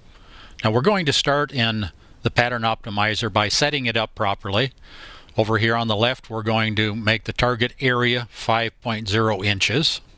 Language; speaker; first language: English; native; English